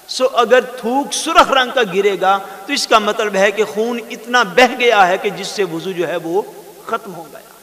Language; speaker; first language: Urdu; non-native, local second language; Punjabi